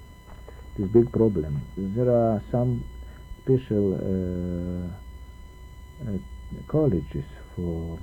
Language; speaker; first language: English; non-native, learner; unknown